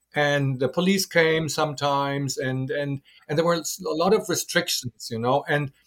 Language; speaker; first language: English; non-native, fluent; German